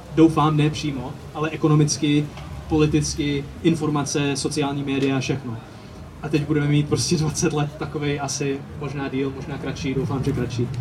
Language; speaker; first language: Czech; early bilingual, heritage; Czech